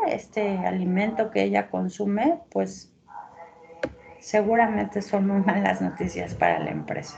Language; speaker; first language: Spanish; native; Spanish